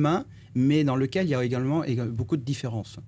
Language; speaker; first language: French; native; French